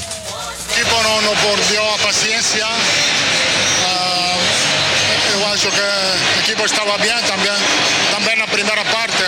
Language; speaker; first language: Portuguese; non-native, learner; Italian